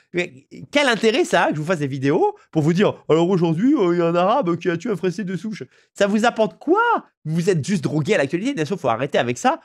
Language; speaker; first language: French; native; French